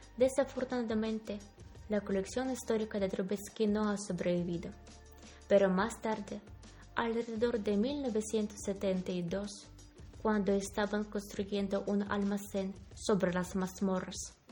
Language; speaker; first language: Spanish; non-native, learner; Ukrainian